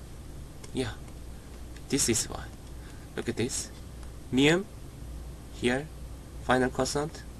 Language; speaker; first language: English; non-native, learner; Korean